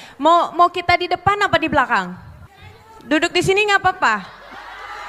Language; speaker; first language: Indonesian; native; Indonesian